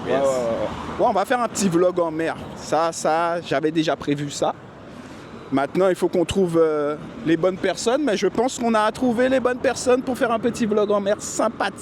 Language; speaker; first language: French; native; French